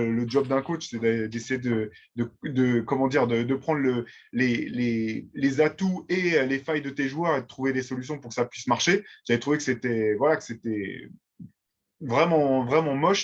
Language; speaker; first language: French; native; French